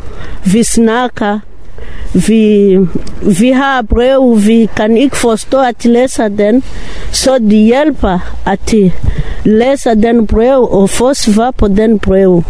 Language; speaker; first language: Danish; non-native, learner; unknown